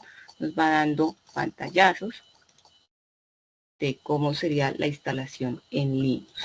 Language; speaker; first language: Spanish; native; Spanish